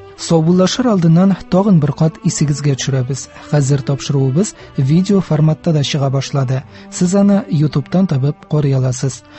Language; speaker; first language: Tatar; native; Tatar